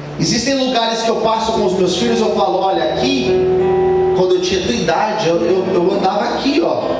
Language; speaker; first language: Portuguese; native; Portuguese